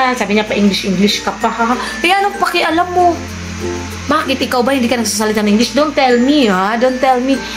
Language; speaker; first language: Filipino; non-native, local second language; Cebuano